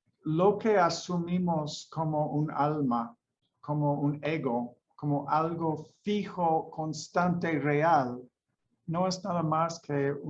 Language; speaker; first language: Spanish; non-native, fluent; English